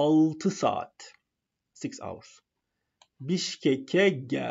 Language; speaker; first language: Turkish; non-native, fluent; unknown